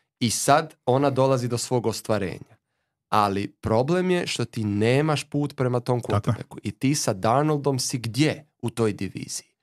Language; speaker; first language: Croatian; native; Croatian